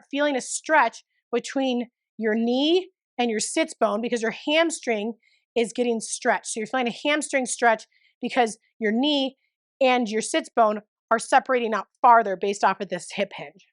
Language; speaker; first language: English; native; English